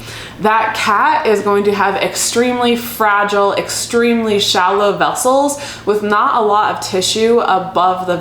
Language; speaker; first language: English; native; English